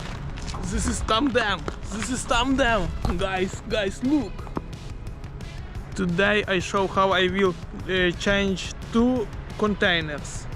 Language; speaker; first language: English; non-native, learner; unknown